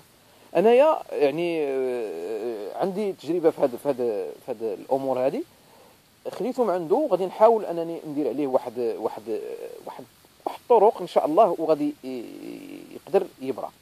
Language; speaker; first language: Arabic; native; Arabic